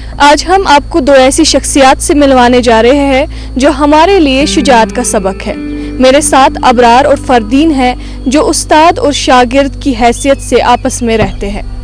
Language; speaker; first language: Urdu; non-native, local second language; Kashmiri